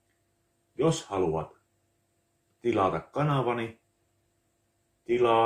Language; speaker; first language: Finnish; native; Finnish